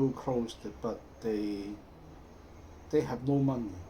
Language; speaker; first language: English; non-native, learner; Cantonese